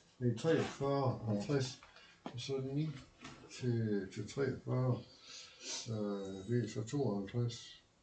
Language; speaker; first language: Danish; native; Danish